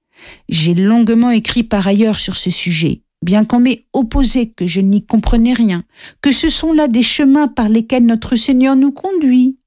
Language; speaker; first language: French; native; French